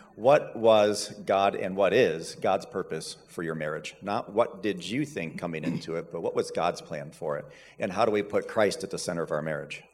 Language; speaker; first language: English; native; English